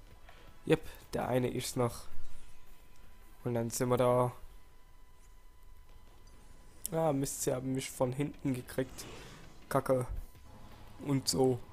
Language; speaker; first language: German; native; German